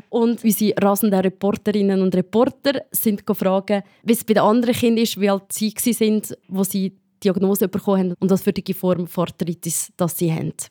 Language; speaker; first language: German; native; German